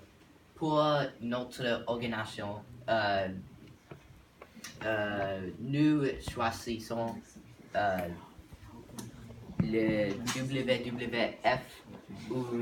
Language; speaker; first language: French; non-native, learner; English